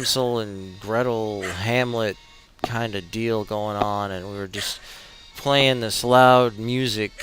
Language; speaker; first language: English; native; English